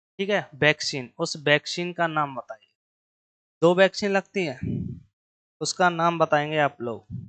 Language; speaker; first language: Hindi; native; Hindi